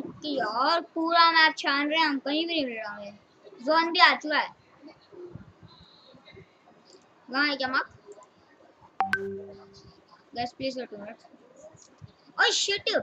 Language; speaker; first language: Hindi; native; Hindi